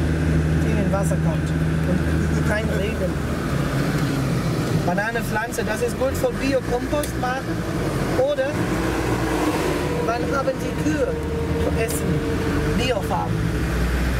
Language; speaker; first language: German; non-native, learner; Portuguese